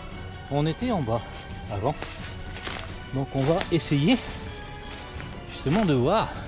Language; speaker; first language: French; native; French